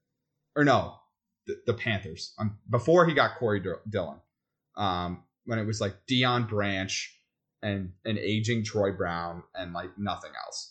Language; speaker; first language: English; native; English